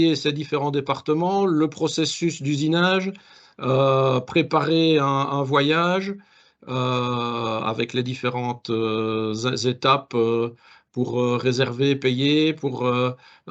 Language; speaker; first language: French; native; French